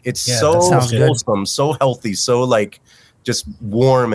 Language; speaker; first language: English; native; English